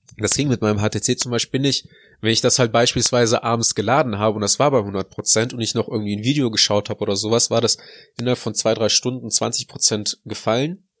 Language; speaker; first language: German; early bilingual, other home language; Russian